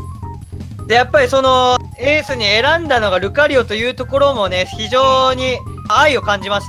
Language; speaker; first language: Japanese; native; Japanese